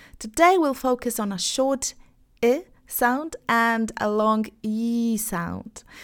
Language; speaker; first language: English; non-native, fluent; Polish